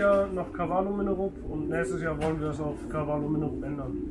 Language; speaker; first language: German; native; German